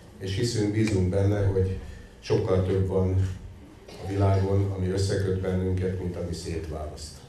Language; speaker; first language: Hungarian; native; Hungarian